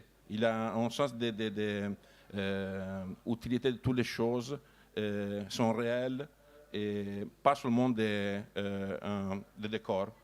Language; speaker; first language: French; non-native, learner; Italian